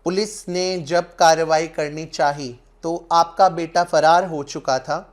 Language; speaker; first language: Hindi; non-native, local second language; Punjabi